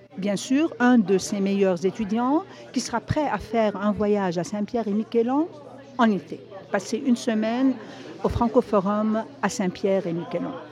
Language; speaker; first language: French; non-native, local second language; Arabic